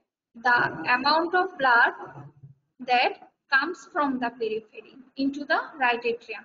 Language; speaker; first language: English; non-native, local second language; Bangla